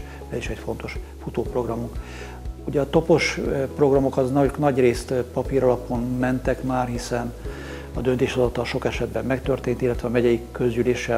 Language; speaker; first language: Hungarian; native; Hungarian